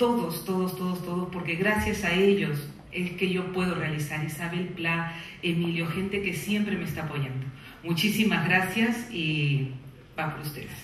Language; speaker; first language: Spanish; native; Spanish